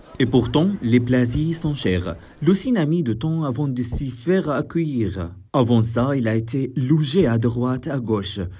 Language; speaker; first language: French; non-native, fluent; Arabic